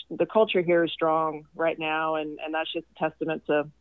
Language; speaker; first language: English; non-native, fluent; Swedish